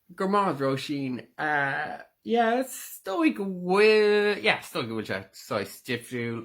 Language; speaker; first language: Irish; native; Irish